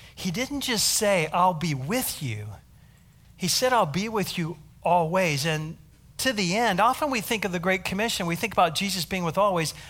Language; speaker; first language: English; native; English